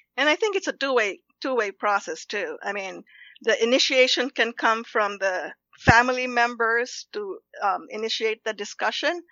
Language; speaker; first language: English; non-native, local second language; Filipino